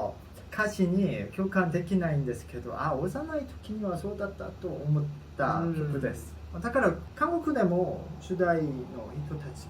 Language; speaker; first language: Japanese; non-native, learner; Korean